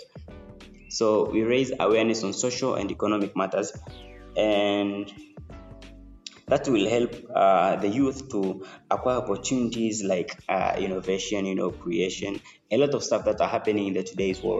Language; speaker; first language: English; non-native, local second language; Swahili